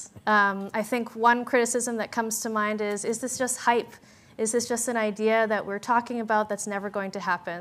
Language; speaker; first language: English; native; English